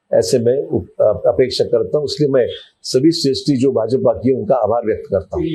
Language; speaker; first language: Hindi; non-native, local second language; Marathi